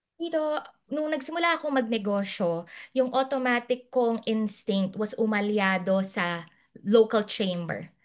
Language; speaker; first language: Filipino; native; Filipino